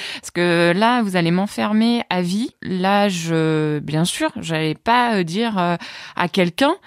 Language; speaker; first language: French; native; French